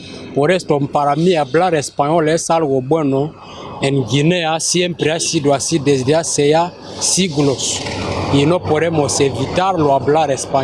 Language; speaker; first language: Spanish; non-native, fluent; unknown